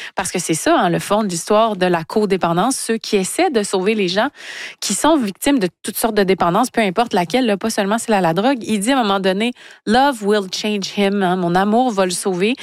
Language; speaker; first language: French; native; French